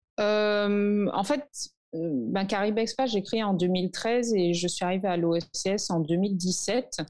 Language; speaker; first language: French; native; French